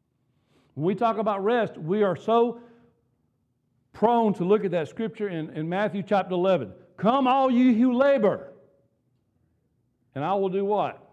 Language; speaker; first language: English; native; English